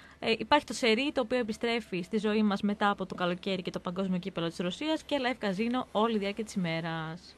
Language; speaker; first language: Greek; native; Greek